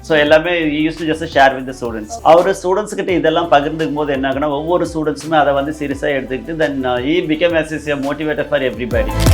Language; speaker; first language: Tamil; native; Tamil